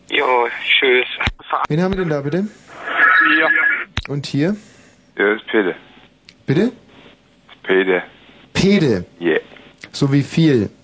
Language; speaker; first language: German; native; German